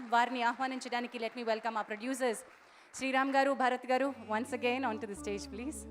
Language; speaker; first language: Telugu; native; Telugu